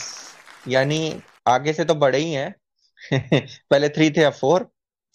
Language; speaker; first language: Hindi; native; Hindi